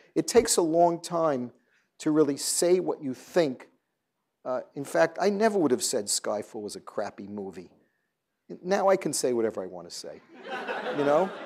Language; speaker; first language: English; native; English